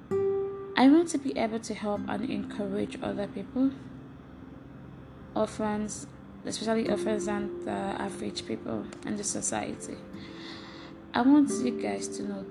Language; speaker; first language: English; non-native, local second language; Igbo